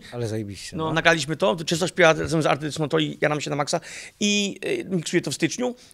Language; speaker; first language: Polish; early bilingual, heritage; Danish